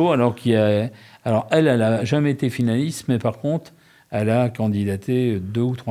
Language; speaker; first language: French; native; French